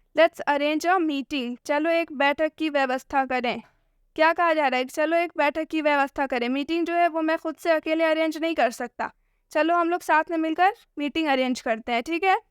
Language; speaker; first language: Hindi; native; Hindi